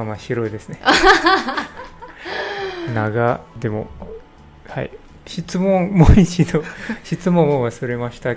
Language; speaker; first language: Japanese; non-native, learner; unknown